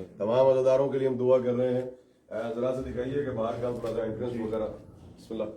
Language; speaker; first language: Urdu; native; Urdu